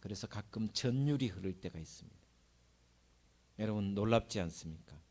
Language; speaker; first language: Korean; native; Korean